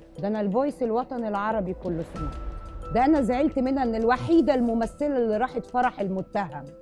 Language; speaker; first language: Arabic; native; Arabic